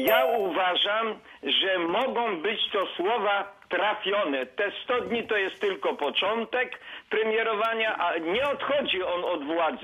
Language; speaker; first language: Polish; native; Polish